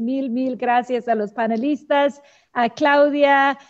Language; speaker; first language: Spanish; non-native, fluent; English